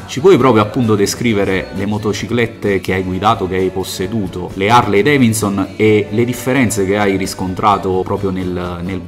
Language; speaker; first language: Italian; native; Italian